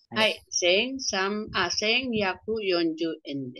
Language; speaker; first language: Japanese; non-native, fluent; Filipino